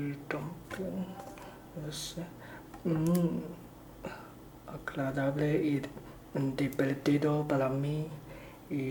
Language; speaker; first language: Spanish; non-native, learner; Chinese